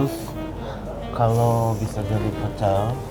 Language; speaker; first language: Indonesian; non-native, learner; Japanese